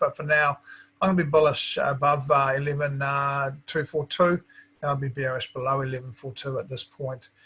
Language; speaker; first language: English; native; English